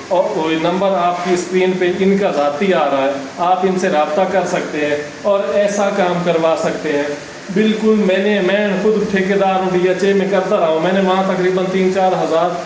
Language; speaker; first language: Urdu; non-native, local second language; Saraiki